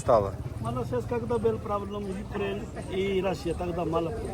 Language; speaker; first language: Russian; non-native, learner; Hindi